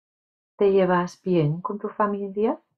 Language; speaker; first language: Spanish; non-native, fluent; English